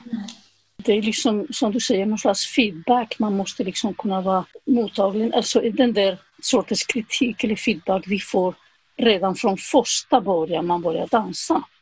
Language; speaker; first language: Swedish; non-native, fluent; Spanish